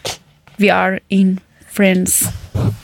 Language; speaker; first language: German; non-native, learner; Persian